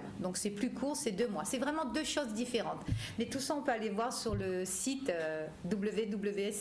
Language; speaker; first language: French; native; French